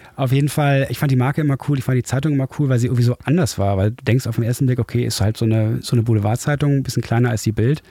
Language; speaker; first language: German; native; German